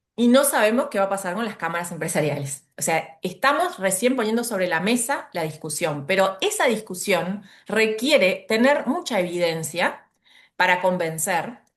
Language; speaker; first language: Spanish; native; Spanish